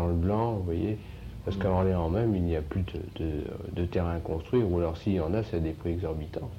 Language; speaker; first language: French; native; French